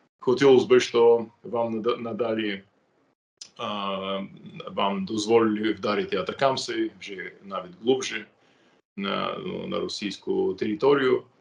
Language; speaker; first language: Ukrainian; non-native, fluent; English